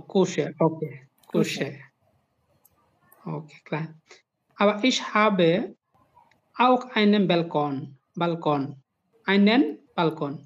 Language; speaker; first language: German; non-native, learner; Bangla